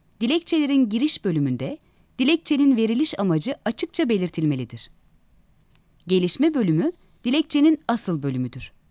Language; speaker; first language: Turkish; native; Turkish